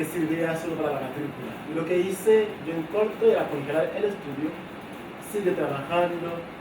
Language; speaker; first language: Spanish; non-native, fluent; Haitian Creole